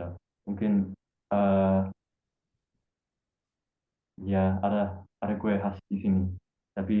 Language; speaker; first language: Indonesian; non-native, fluent; English